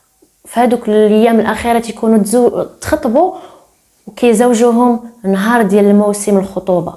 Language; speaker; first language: Arabic; native; Arabic